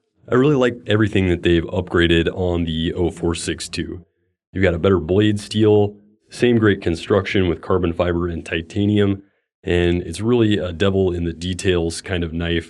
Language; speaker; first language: English; native; English